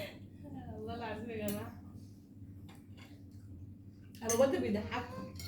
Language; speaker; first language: Arabic; native; Arabic